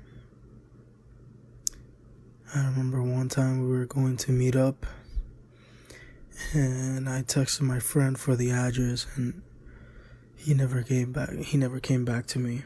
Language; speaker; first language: English; native; English